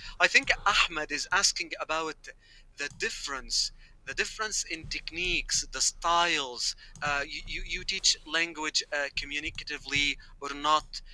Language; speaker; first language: English; non-native, fluent; Arabic